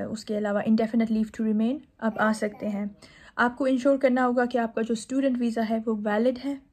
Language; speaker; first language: Urdu; native; Urdu